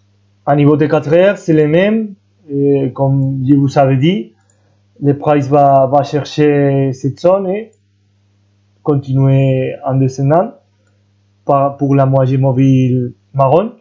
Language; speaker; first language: French; non-native, fluent; Spanish